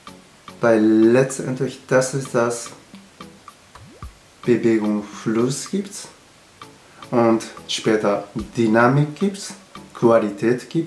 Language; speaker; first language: German; non-native, learner; Japanese